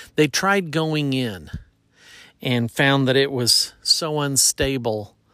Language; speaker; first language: English; native; English